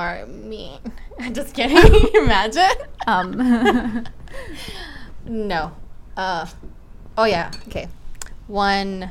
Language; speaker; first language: English; early bilingual, other home language; Spanish